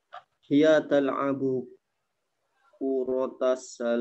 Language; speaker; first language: Arabic; non-native, learner; Indonesian